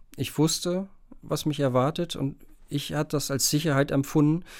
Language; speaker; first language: German; native; German